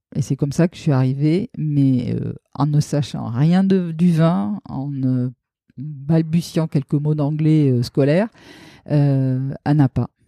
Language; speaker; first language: French; native; French